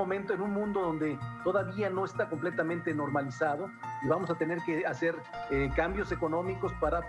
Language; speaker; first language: Spanish; native; Spanish